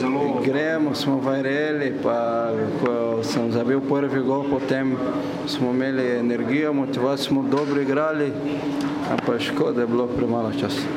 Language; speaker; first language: Slovenian; non-native, fluent; Portuguese